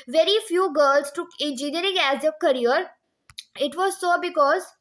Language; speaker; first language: English; non-native, local second language; Punjabi